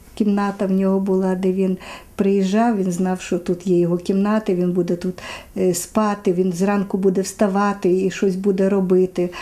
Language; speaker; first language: Ukrainian; native; Ukrainian